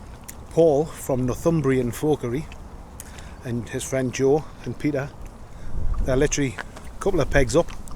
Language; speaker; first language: English; native; English